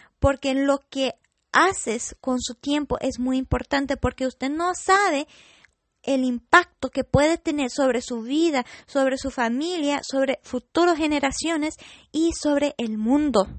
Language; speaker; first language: Spanish; non-native, fluent; English